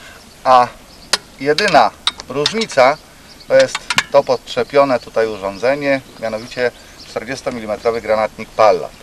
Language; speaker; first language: Polish; native; Polish